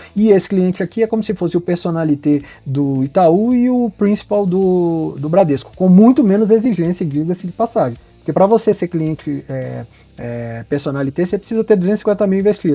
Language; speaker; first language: Portuguese; native; Portuguese